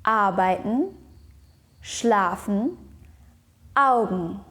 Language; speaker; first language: German; non-native, fluent; Indonesian